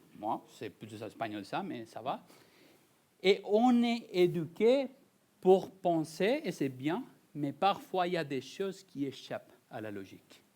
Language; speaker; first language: French; non-native, fluent; Spanish